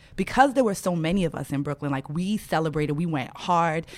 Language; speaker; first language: English; native; English